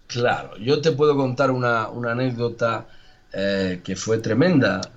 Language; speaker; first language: Spanish; native; Spanish